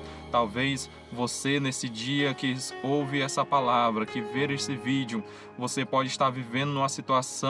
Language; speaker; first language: Portuguese; native; Portuguese